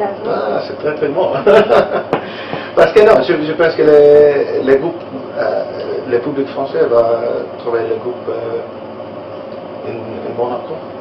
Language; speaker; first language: French; non-native, learner; Italian